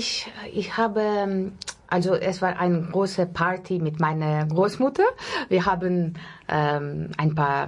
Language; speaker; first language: German; non-native, learner; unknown